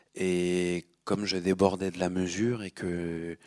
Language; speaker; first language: French; native; French